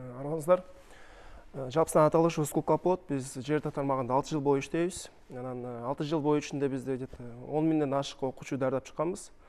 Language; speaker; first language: Kyrgyz; non-native, local second language; Russian